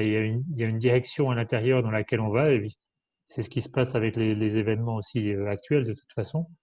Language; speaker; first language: French; native; French